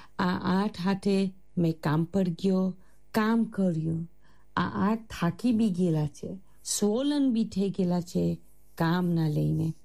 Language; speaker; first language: Gujarati; early bilingual, heritage; Gujarati